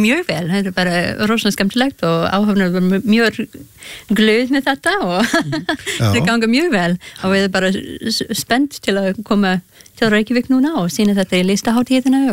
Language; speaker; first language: Icelandic; non-native, learner; English